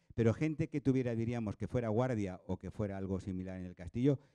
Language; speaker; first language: Spanish; non-native, local second language; Catalan